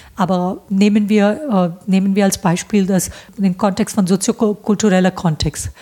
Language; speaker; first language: German; non-native, fluent; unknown